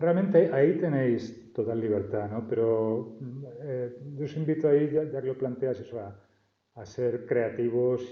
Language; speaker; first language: Spanish; native; Spanish